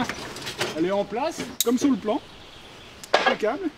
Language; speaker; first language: French; native; French